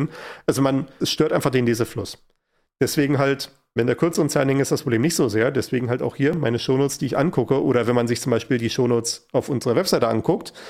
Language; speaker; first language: German; native; German